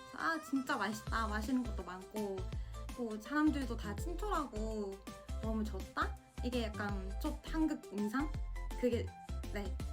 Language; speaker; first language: Korean; non-native, fluent; Japanese